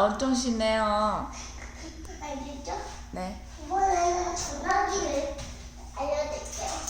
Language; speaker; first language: Korean; early bilingual, heritage; Korean